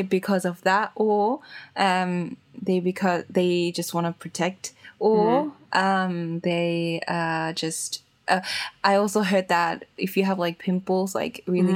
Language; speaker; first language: English; early bilingual, other home language; Japanese